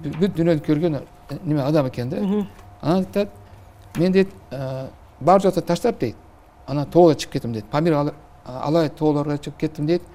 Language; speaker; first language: Kyrgyz; non-native, local second language; Uzbek